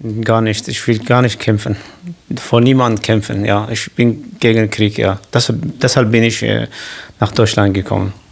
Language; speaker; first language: German; non-native, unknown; Kurdish